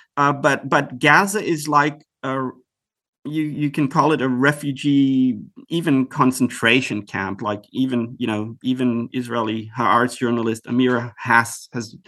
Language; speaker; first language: English; early bilingual, other home language; Hebrew